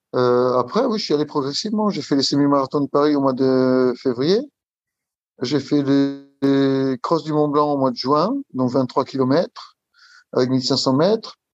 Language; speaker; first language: French; non-native, fluent; Italian